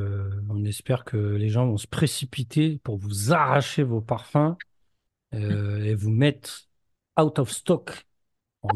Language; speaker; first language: French; native; French